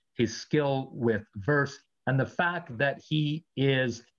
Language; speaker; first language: English; native; English